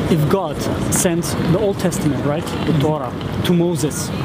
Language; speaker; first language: English; non-native, fluent; German